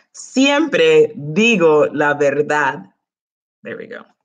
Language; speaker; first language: Spanish; early bilingual, heritage; Spanish